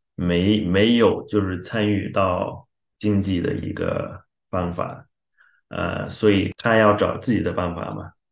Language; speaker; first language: Chinese; non-native, fluent; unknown